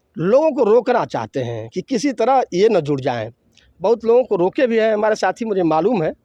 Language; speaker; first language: Hindi; native; Hindi